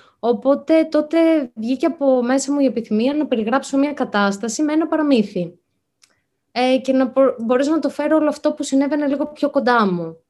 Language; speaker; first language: Greek; native; Greek